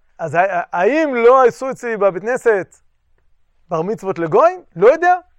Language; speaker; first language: Hebrew; native; Hebrew